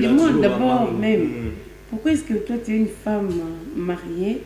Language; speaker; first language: French; non-native, local second language; Lingala